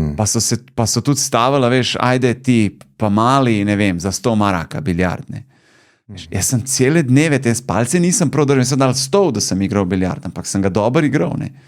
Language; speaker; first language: Slovenian; early bilingual, other home language; Bosnian